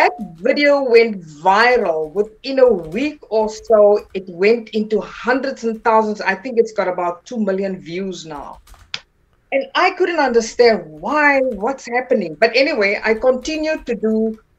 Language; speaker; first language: English; non-native, local second language; Afrikaans